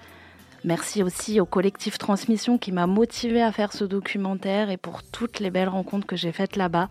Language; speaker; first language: French; early bilingual, other home language; Khmer